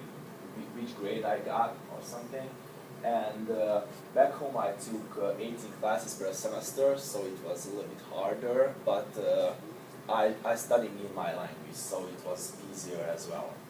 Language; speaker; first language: English; non-native, learner; Hungarian